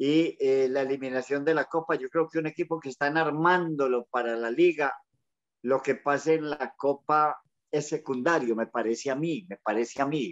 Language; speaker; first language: Spanish; native; Spanish